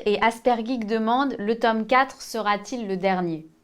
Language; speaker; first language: French; native; French